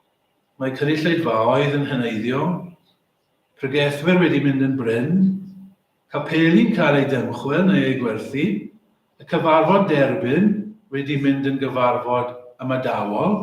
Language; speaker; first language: Welsh; native; Welsh